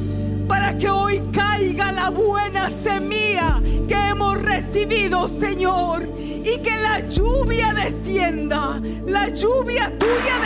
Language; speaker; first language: Spanish; native; Spanish